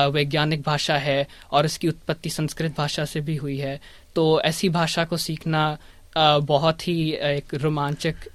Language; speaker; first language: Hindi; early bilingual, heritage; Hindi